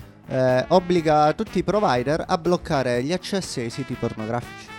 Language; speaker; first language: Italian; native; Italian